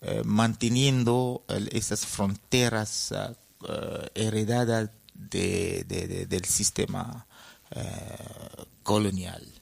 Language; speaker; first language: Spanish; non-native, fluent; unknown